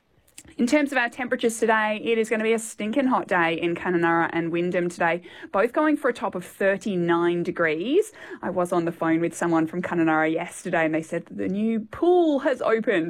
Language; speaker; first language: English; native; English